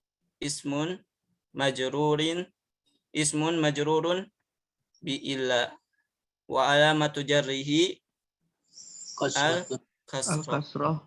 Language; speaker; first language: Arabic; non-native, fluent; Indonesian